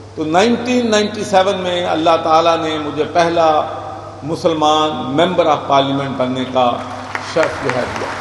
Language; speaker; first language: Urdu; non-native, local second language; Punjabi